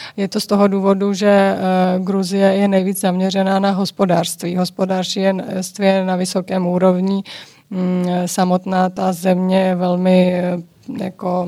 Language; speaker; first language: Czech; early bilingual, other home language; Georgian